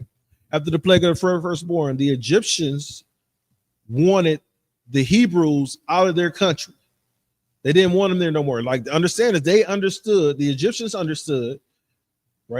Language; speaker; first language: English; native; English